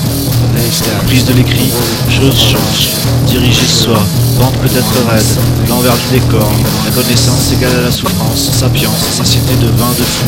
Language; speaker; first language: French; native; French